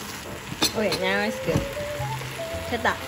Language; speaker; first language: English; non-native, local second language; Cantonese